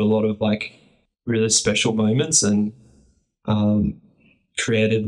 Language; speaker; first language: English; native; English